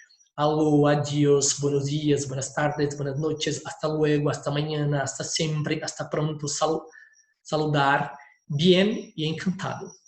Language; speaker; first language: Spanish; non-native, fluent; Portuguese